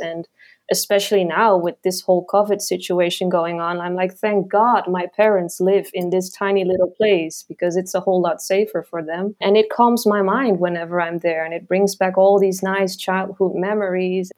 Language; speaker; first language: English; non-native, fluent; Dutch